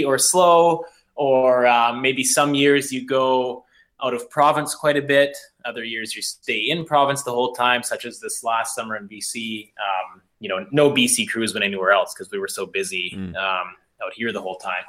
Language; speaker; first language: English; native; English